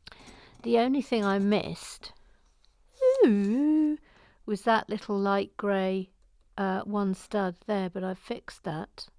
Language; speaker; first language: English; native; English